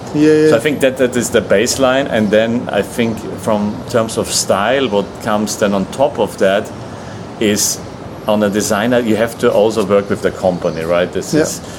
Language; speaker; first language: English; non-native, fluent; German